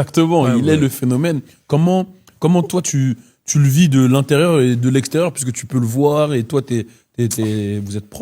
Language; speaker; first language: French; native; French